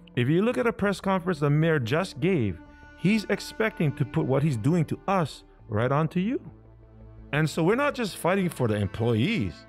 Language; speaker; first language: English; native; English